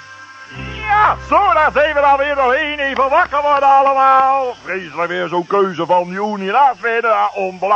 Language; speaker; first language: Dutch; native; Dutch